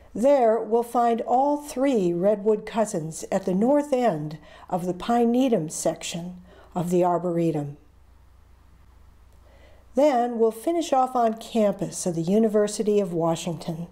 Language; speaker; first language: English; native; English